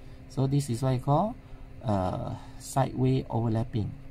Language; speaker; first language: English; non-native, local second language; Malay